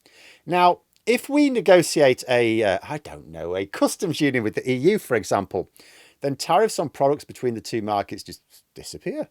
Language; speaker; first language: English; native; English